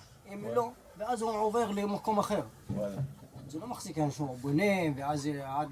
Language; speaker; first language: Hebrew; non-native, local second language; Arabic